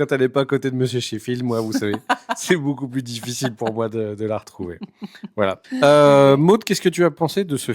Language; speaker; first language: French; native; French